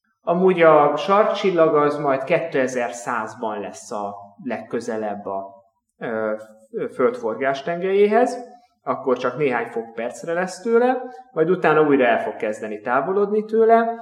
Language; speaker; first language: Hungarian; native; Hungarian